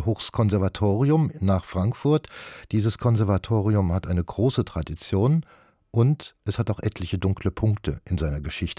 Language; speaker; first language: German; native; German